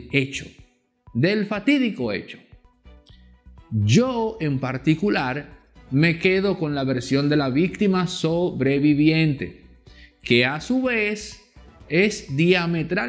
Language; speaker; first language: Spanish; native; Spanish